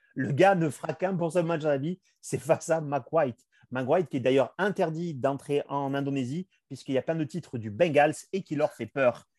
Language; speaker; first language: French; native; French